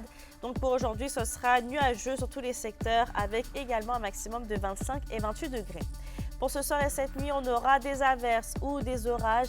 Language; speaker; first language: French; native; French